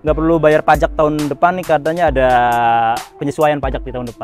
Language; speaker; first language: Indonesian; native; Indonesian